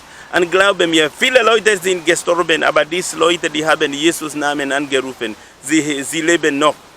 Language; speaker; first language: German; non-native, learner; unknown